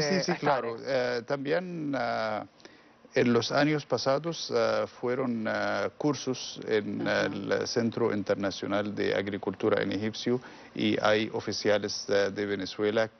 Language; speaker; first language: Spanish; non-native, learner; Arabic